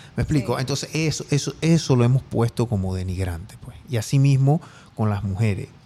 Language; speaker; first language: Spanish; native; Spanish